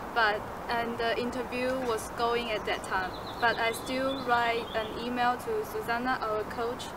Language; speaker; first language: English; non-native, fluent; Chinese